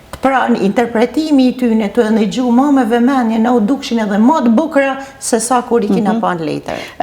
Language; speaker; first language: Albanian; native; Albanian